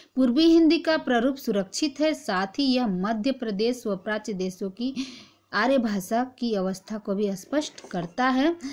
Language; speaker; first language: Hindi; native; Hindi